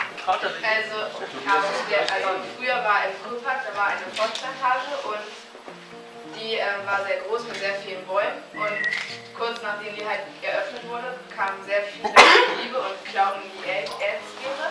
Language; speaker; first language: German; native; German